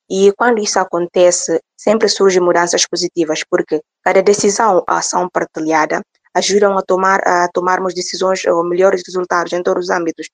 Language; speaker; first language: Portuguese; non-native, local second language; Upper Guinea Crioulo